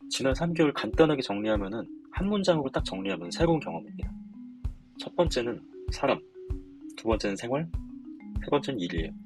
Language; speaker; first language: Korean; native; Korean